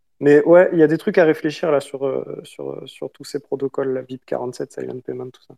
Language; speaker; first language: French; native; French